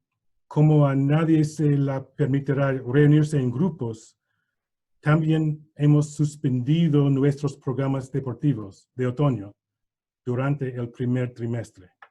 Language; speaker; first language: Spanish; non-native, learner; English